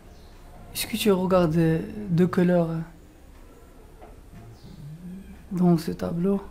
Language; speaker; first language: French; non-native, local second language; Arabic